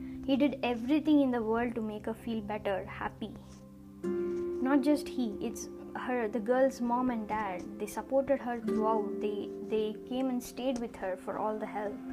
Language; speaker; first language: English; non-native, local second language; Tamil